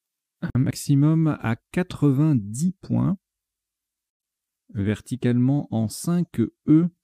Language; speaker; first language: French; native; French